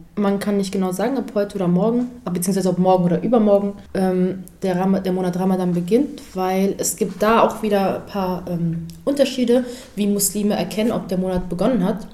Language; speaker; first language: German; early bilingual, other home language; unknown